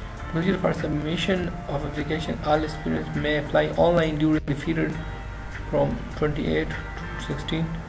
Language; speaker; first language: English; non-native, local second language; Urdu